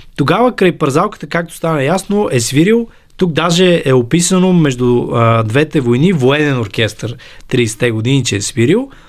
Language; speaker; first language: Bulgarian; native; Bulgarian